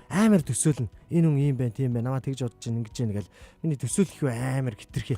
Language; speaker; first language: Mongolian; native; Mongolian